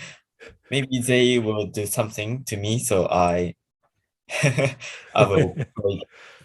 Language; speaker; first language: English; non-native, learner; Japanese